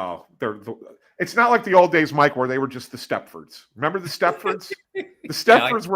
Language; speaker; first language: English; native; English